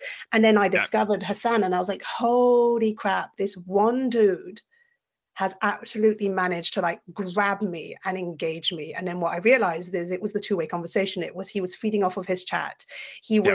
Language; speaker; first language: English; non-native, fluent; French